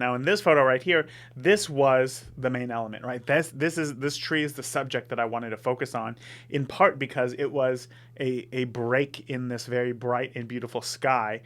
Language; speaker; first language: English; native; English